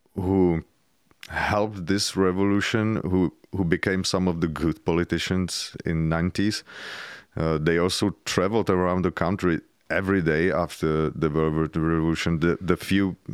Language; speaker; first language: English; non-native, fluent; Czech